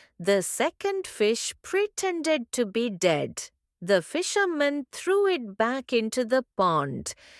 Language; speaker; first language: English; non-native, local second language; Tamil